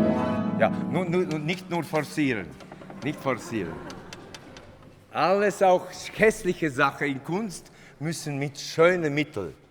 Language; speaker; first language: German; non-native, fluent; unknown